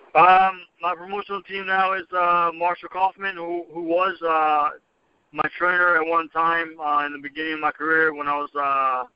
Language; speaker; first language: English; native; English